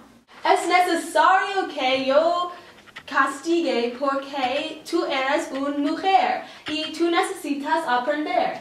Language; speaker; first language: Spanish; non-native, learner; English